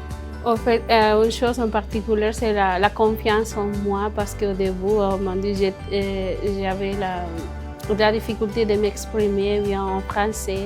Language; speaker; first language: French; non-native, fluent; Spanish